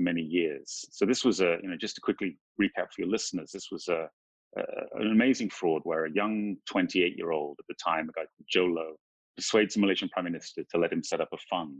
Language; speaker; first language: English; native; English